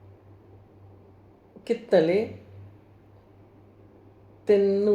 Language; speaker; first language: Kannada; non-native, learner; Punjabi